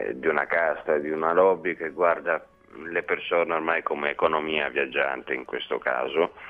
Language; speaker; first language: Italian; native; Italian